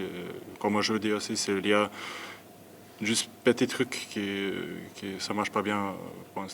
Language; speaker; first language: French; non-native, learner; Lithuanian